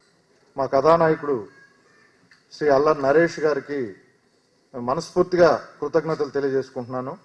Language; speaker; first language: Telugu; native; Telugu